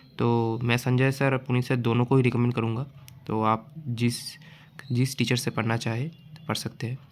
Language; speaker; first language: Hindi; non-native, local second language; Bangla